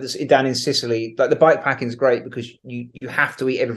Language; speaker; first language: English; native; English